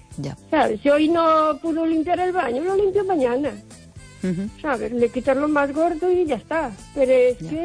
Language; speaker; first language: Spanish; native; Spanish